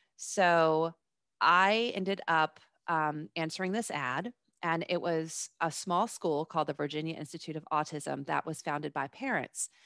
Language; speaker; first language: English; native; English